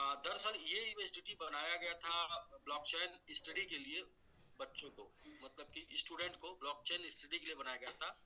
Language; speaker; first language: Hindi; native; Hindi